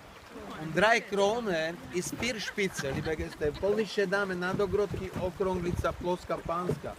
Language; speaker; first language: German; non-native, learner; Slovak